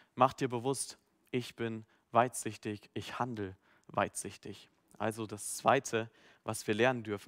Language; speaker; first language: German; native; German